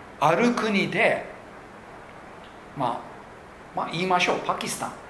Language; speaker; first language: Japanese; non-native, local second language; English